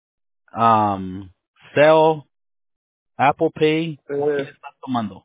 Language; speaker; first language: Spanish; early bilingual, heritage; Spanish